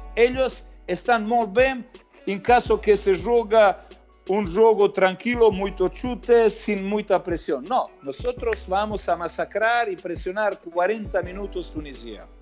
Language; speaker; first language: Spanish; non-native, fluent; Croatian